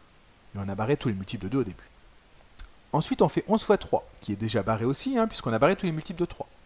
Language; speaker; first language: French; native; French